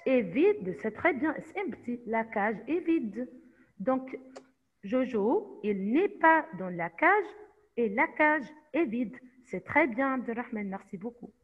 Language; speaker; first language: French; non-native, fluent; Arabic